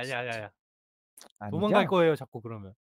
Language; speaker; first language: Korean; native; Korean